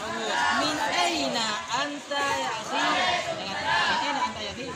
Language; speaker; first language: Arabic; non-native, fluent; Indonesian